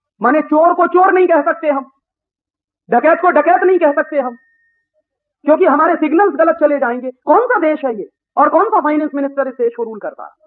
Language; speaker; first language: Hindi; native; Hindi